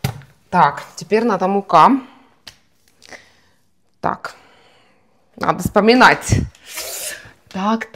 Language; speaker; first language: Russian; non-native, fluent; Estonian